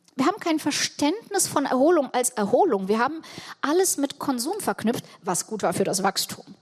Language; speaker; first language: German; early bilingual, other home language; Russian